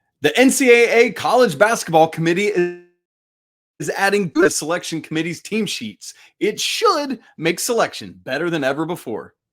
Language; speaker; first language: English; native; English